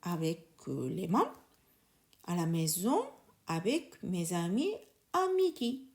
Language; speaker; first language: French; non-native, learner; Japanese